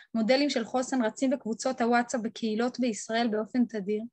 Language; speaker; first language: Hebrew; non-native, fluent; Russian